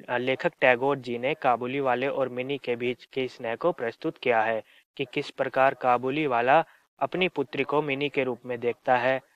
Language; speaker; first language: Hindi; native; Hindi